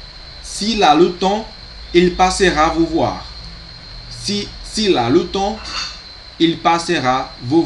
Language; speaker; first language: French; non-native, fluent; Portuguese